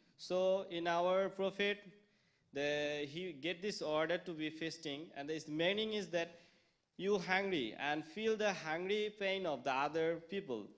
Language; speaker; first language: English; non-native, local second language; Bangla